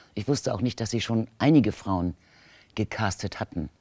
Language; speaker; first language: German; native; German